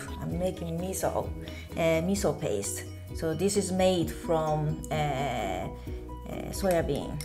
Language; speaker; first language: English; non-native, learner; Japanese